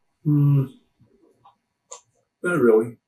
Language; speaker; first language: English; native; English